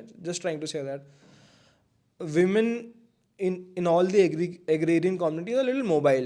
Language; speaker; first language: Hindi; native; Hindi